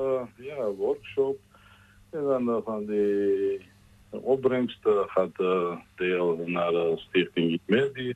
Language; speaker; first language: Dutch; non-native, learner; Georgian